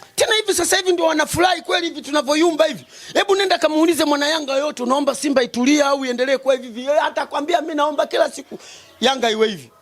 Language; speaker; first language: Swahili; native; Swahili